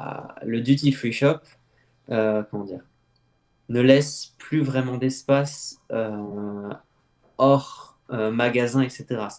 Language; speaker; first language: French; native; French